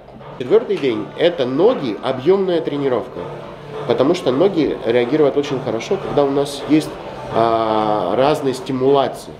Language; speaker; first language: Russian; non-native, fluent; Greek